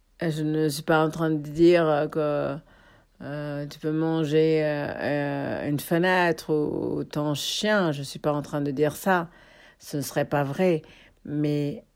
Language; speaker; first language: French; non-native, fluent; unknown